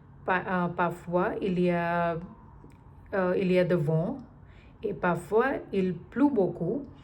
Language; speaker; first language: French; non-native, learner; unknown